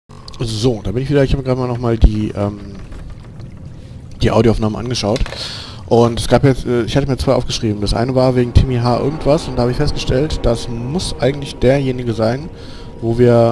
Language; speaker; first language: German; native; German